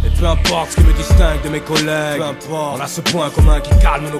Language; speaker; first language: French; native; French